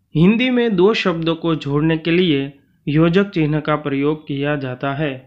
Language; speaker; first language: Hindi; non-native, local second language; Gujarati